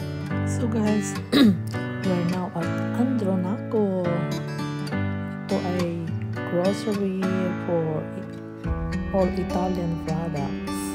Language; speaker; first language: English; non-native, learner; Filipino